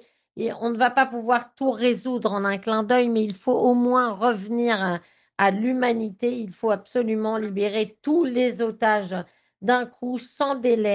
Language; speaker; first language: French; native; French